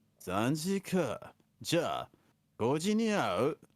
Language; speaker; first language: Japanese; non-native, learner; English